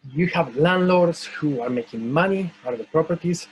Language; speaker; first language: English; non-native, fluent; Spanish